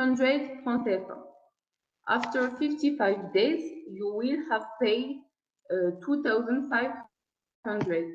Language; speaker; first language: English; non-native, learner; French